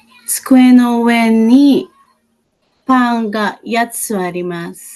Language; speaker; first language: Japanese; non-native, learner; Filipino